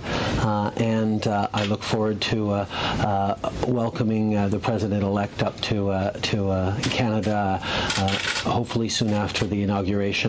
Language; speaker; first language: English; early bilingual, other home language; French